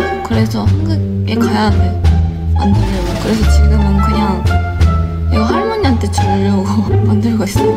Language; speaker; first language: Korean; non-native, fluent; Japanese